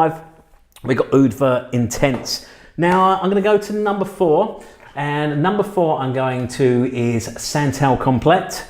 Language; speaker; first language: English; native; English